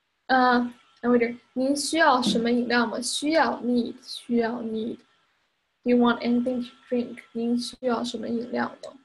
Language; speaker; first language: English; non-native, fluent; Chinese